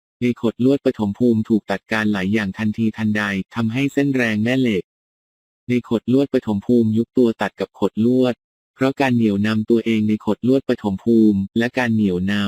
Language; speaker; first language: Thai; native; Thai